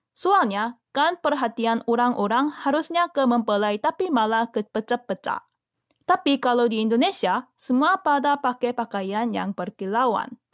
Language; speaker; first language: Indonesian; non-native, fluent; Korean